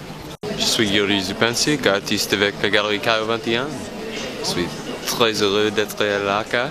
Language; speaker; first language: French; non-native, fluent; English